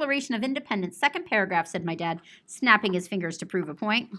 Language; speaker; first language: English; native; English